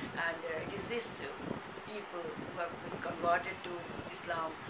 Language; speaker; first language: English; non-native, local second language; Bangla